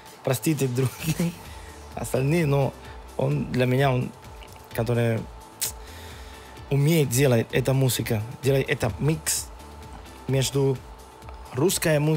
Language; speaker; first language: Russian; non-native, learner; Spanish